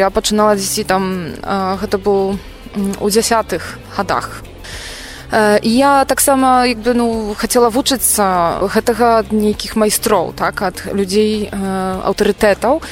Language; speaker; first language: Belarusian; non-native, fluent; Polish